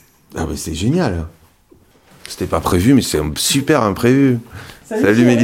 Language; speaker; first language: French; native; French